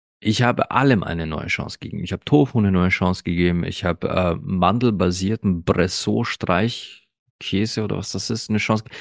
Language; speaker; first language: German; early bilingual, other home language; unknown